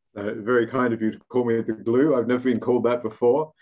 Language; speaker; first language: English; native; English